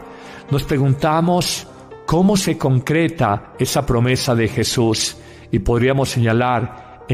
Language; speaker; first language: Spanish; native; Spanish